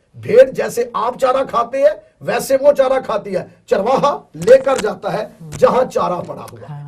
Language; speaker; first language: Urdu; non-native, local second language; Punjabi